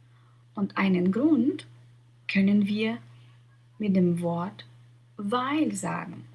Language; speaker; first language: German; non-native, fluent; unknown